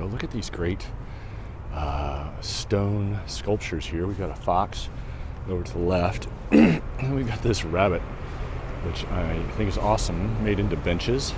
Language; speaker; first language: English; native; English